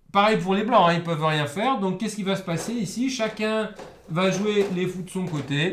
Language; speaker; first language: French; native; French